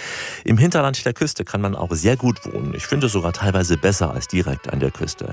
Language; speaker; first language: German; native; German